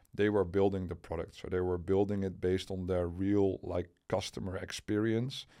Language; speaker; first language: English; non-native, fluent; Dutch